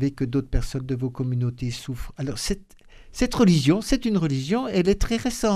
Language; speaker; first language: French; native; French